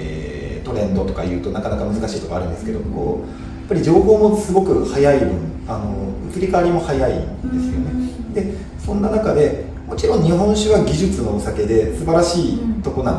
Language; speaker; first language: Japanese; native; Japanese